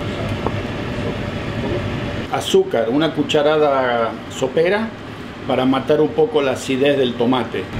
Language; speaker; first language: Spanish; native; Spanish